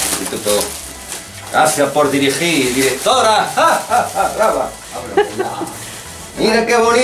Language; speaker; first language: Spanish; native; Spanish